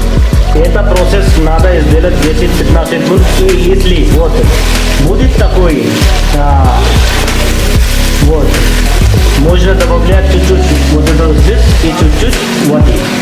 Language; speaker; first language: Russian; non-native, learner; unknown